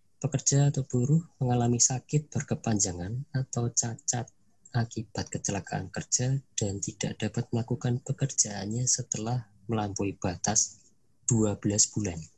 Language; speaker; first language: Indonesian; non-native, local second language; Javanese